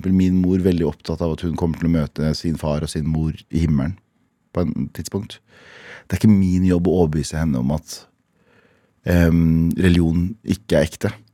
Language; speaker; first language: Norwegian; early bilingual, other home language; Kurdish